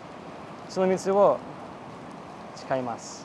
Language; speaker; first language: Japanese; non-native, learner; English